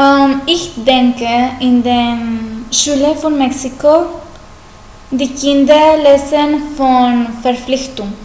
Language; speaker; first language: German; non-native, learner; Spanish